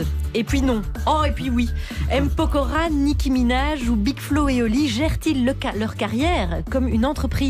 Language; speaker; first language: French; native; French